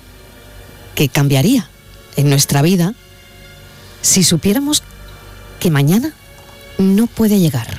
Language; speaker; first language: Spanish; native; Spanish